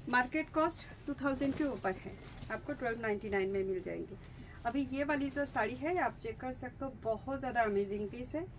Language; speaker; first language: Hindi; non-native, local second language; Bangla